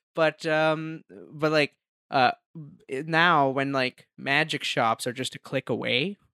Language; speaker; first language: English; non-native, local second language; Hindi